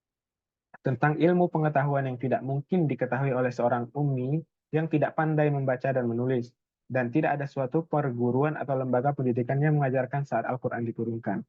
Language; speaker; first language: Indonesian; native; Indonesian